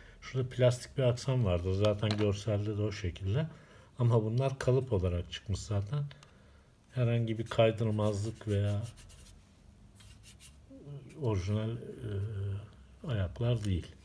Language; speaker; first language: Turkish; native; Turkish